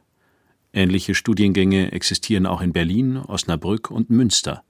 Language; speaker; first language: German; native; German